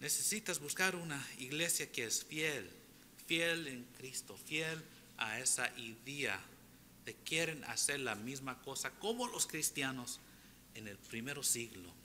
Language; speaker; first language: Spanish; early bilingual, heritage; English